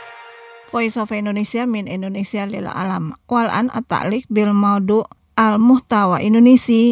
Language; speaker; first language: Arabic; non-native, learner; Indonesian